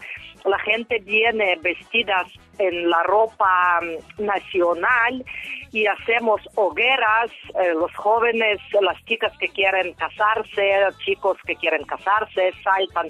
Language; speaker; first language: Spanish; non-native, fluent; Ukrainian